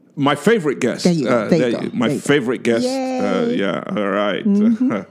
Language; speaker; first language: English; non-native, local second language; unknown